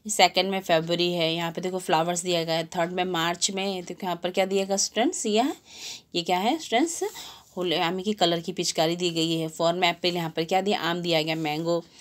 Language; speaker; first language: Hindi; non-native, local second language; Gujarati